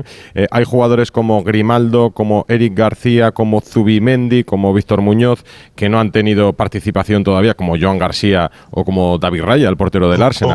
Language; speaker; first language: Spanish; native; Spanish